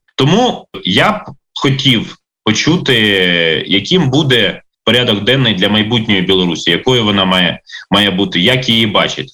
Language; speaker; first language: Ukrainian; native; Ukrainian